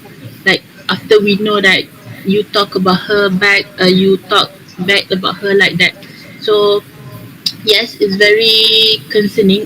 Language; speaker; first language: English; non-native, learner; Malay